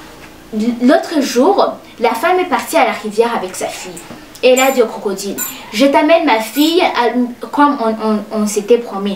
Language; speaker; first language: French; non-native, local second language; Kinyarwanda